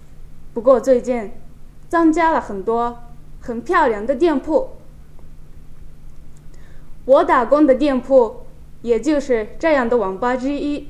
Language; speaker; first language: Chinese; non-native, fluent; Japanese